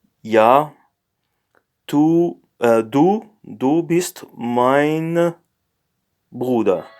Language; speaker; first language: German; non-native, learner; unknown